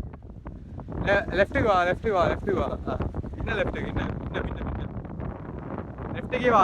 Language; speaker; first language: Tamil; native; Tamil